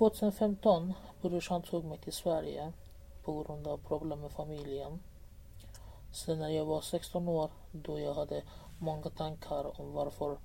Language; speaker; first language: Swedish; non-native, learner; Persian